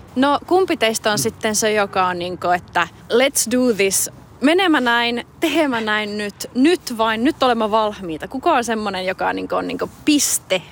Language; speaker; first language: Finnish; native; Finnish